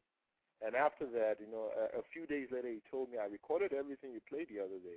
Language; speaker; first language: English; non-native, local second language; Yoruba